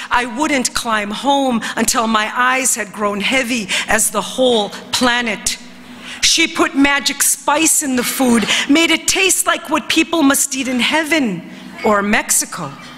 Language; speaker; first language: English; early bilingual, other home language; Spanish